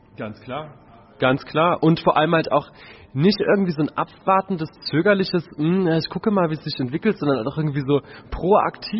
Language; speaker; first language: German; native; German